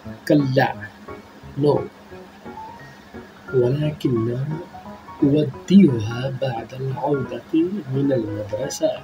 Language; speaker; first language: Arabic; non-native, fluent; Urdu